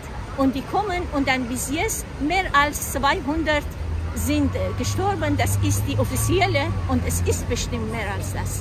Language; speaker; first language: German; non-native, fluent; Persian